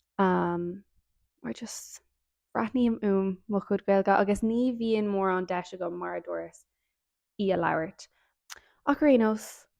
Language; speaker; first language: Irish; non-native, local second language; English